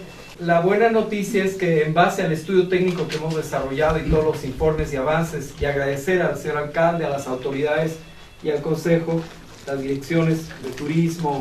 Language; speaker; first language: Spanish; native; Spanish